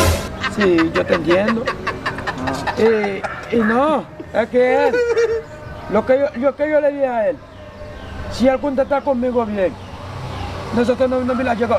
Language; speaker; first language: Spanish; non-native, learner; Haitian Creole